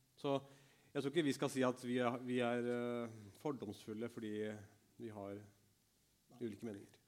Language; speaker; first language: Norwegian; early bilingual, other home language; Urdu